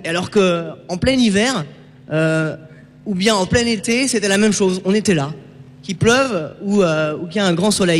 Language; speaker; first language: French; native; French